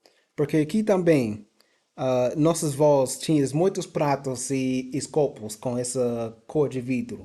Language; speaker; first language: Portuguese; non-native, fluent; English